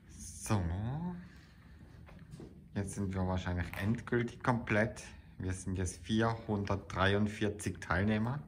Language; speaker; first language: German; native; German